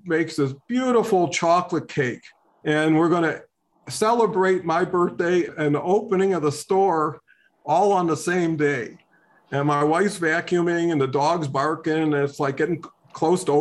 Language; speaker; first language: English; native; English